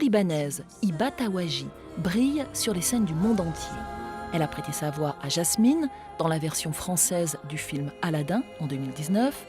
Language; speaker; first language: French; native; French